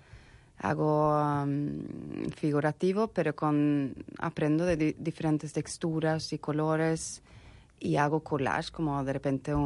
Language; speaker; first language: Spanish; non-native, fluent; Swedish